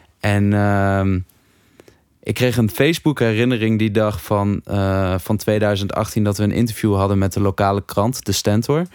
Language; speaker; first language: Dutch; native; Dutch